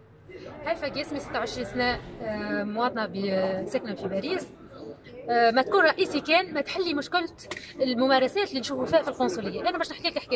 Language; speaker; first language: Arabic; native; Arabic